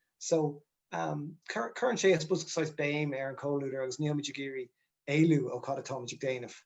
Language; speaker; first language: Irish; non-native, local second language; English